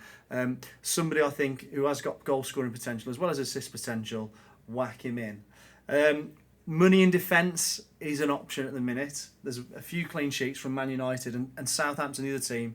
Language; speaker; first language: English; native; English